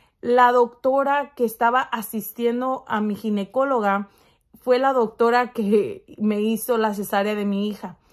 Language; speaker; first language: Spanish; early bilingual, heritage; Spanish